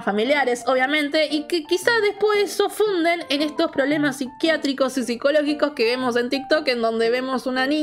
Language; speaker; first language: Spanish; native; Spanish